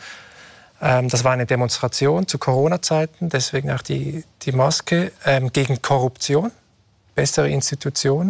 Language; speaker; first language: German; native; German